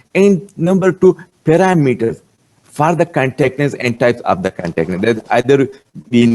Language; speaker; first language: English; non-native, local second language; Urdu